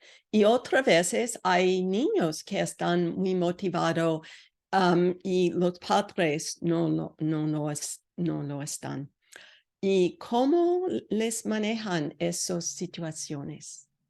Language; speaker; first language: Spanish; non-native, learner; English